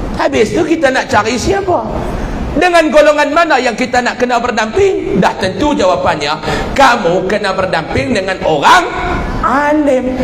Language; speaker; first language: Malay; native; Malay